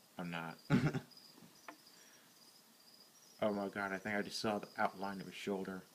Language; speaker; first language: English; native; English